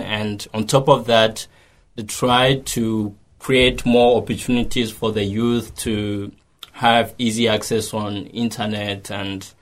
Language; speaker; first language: English; non-native, local second language; Kinyarwanda